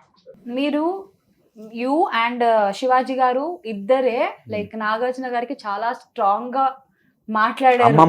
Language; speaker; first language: Telugu; native; Telugu